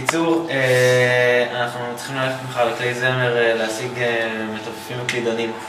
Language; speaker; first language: Hebrew; native; Hebrew